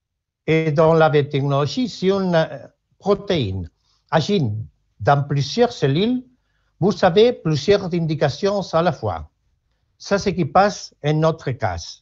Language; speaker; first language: French; non-native, learner; Spanish